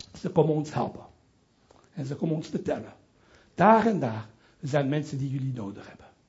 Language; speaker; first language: Dutch; non-native, local second language; French